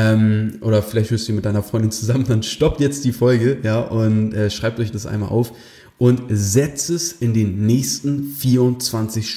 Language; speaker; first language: German; native; German